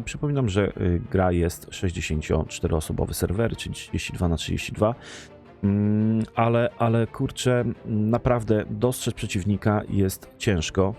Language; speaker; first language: Polish; native; Polish